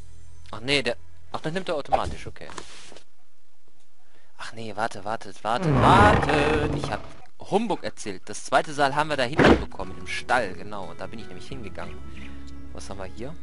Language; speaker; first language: German; native; German